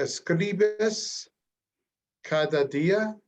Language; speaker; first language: Spanish; non-native, learner; English